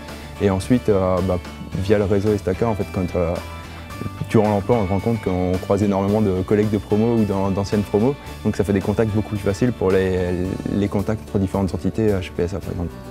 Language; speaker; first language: French; native; French